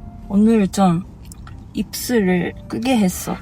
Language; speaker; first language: Korean; non-native, fluent; Japanese